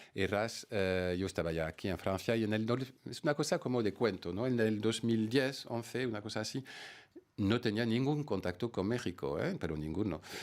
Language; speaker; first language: Spanish; non-native, fluent; French